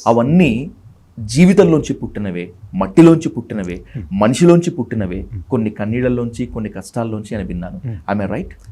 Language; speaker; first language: Telugu; native; Telugu